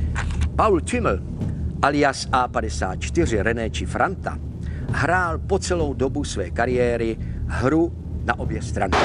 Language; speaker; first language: Czech; native; Czech